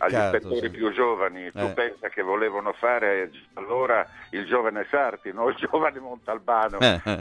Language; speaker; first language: Italian; native; Italian